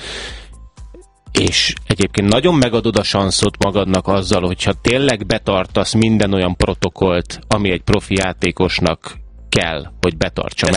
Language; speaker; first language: Hungarian; native; Hungarian